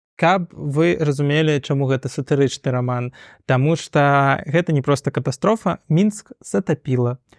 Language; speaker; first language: Belarusian; non-native, local second language; Russian